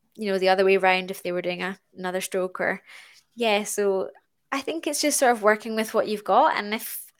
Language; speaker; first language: English; native; English